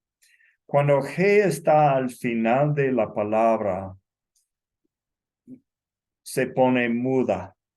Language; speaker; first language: Spanish; non-native, fluent; English